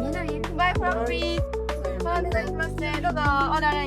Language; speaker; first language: Japanese; non-native, learner; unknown